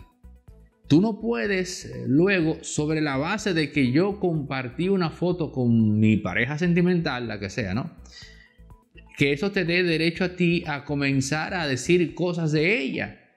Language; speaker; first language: Spanish; native; Spanish